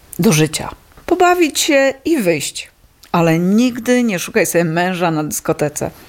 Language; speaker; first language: Polish; native; Polish